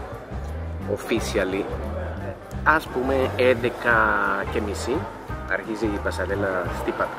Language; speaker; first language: Greek; non-native, learner; Spanish